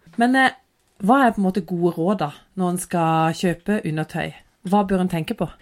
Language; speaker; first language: Norwegian; native; Norwegian